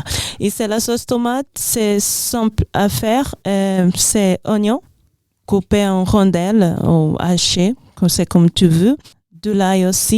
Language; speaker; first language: French; non-native, learner; Portuguese